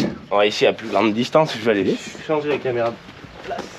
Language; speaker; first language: French; native; French